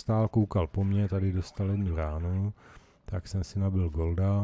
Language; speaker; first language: Czech; native; Czech